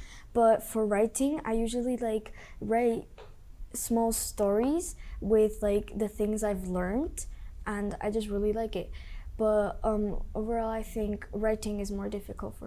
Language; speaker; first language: English; non-native, fluent; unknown